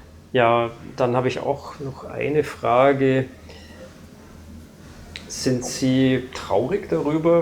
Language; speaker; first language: German; native; German